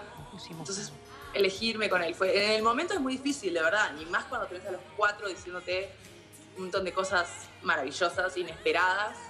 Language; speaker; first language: Spanish; native; Spanish